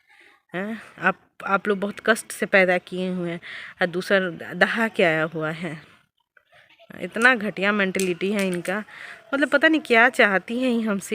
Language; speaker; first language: Hindi; native; Hindi